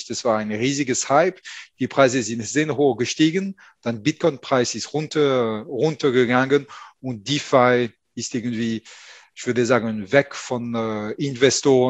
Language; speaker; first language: German; non-native, fluent; French